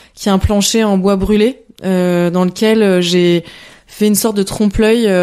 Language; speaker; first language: French; native; French